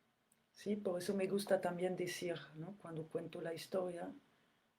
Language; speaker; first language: Spanish; non-native, fluent; French